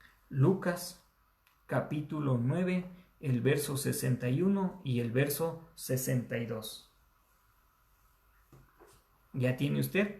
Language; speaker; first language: Spanish; native; Spanish